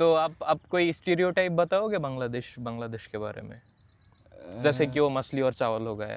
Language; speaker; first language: Hindi; non-native, fluent; Bangla